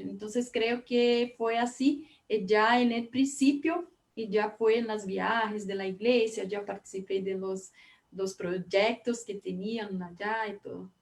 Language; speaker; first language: Spanish; non-native, fluent; Portuguese